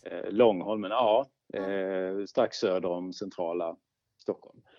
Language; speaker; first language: Swedish; native; Swedish